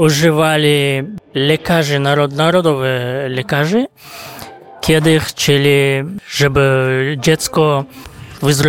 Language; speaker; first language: Polish; non-native, fluent; Kazakh